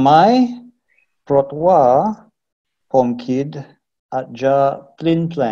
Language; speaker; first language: Thai; non-native, learner; English